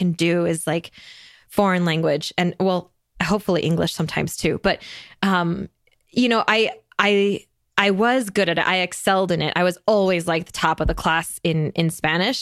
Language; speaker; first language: English; native; English